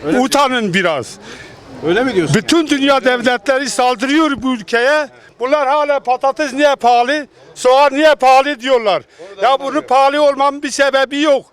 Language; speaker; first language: Turkish; non-native, local second language; Kurdish